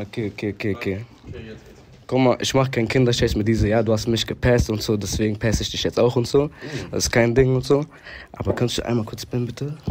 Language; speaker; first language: German; native; German